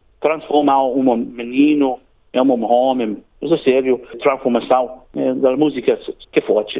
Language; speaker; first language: Portuguese; non-native, learner; English